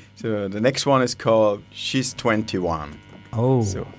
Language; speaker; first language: English; non-native, learner; German